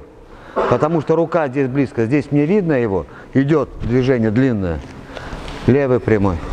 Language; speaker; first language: Russian; native; Russian